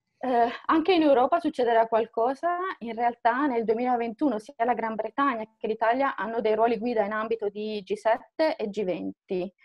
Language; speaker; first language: Italian; native; Italian